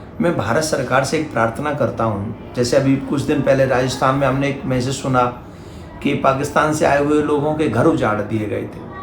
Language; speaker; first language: Hindi; native; Hindi